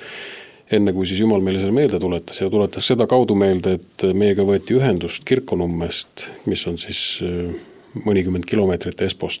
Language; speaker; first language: Estonian; native; Estonian